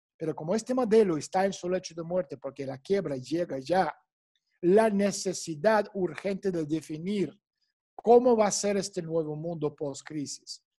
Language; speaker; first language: Spanish; non-native, fluent; Russian